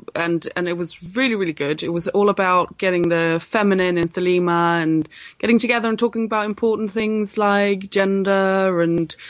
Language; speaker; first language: English; non-native, fluent; Swedish